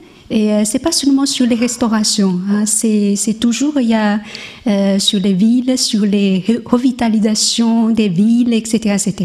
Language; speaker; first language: French; non-native, learner; Chinese